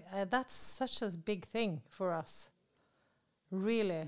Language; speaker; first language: English; non-native, fluent; Norwegian